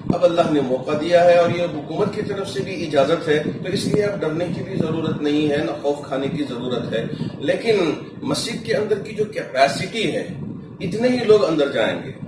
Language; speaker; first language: Hindi; non-native, local second language; Urdu